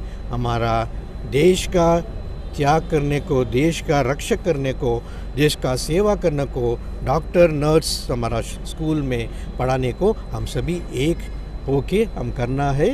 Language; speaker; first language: Hindi; non-native, local second language; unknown